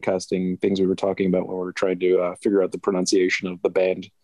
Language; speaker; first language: English; native; English